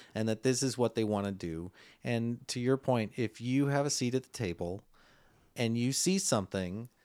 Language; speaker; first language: English; native; English